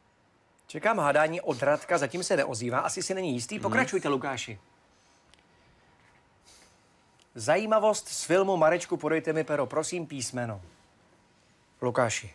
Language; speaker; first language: Czech; native; Czech